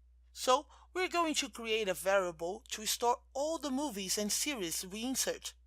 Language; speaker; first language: English; non-native, fluent; Portuguese